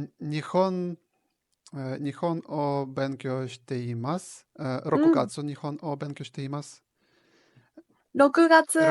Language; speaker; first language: Japanese; non-native, learner; Ukrainian